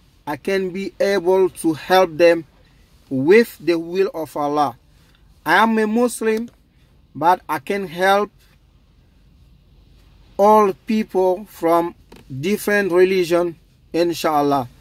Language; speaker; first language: English; non-native, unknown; Dyula